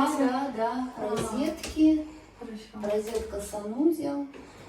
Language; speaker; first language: Russian; native; Russian